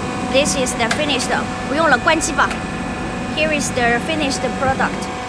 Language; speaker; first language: English; non-native, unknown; Chinese